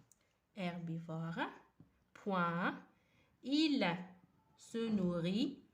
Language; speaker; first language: French; non-native, fluent; Arabic